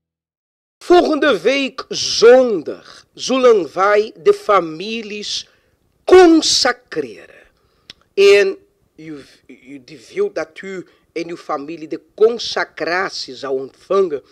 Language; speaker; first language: Dutch; non-native, fluent; Portuguese